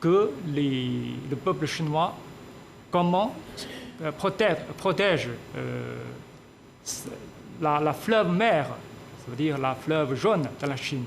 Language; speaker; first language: French; non-native, fluent; Chinese